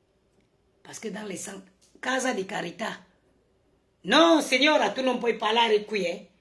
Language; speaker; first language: Italian; non-native, learner; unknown